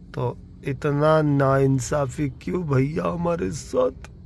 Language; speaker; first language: Hindi; non-native, local second language; Marathi